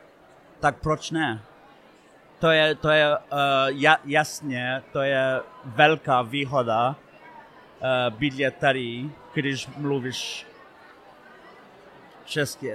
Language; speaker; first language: Czech; non-native, fluent; English